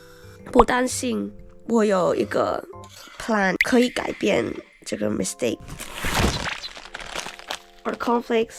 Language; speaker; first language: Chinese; non-native, learner; English